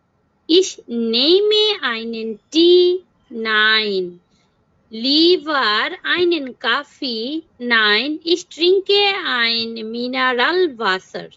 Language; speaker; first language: German; non-native, learner; Bangla